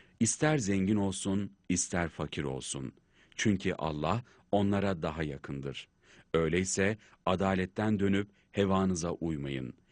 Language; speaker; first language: Turkish; native; Turkish